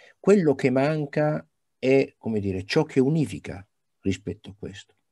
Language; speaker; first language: Italian; native; Italian